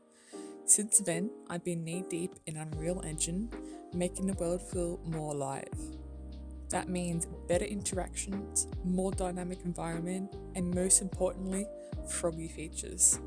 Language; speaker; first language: English; native; English